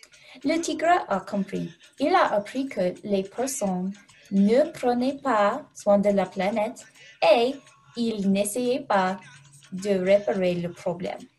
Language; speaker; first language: French; non-native, learner; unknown